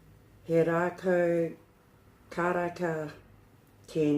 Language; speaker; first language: Māori; non-native, learner; English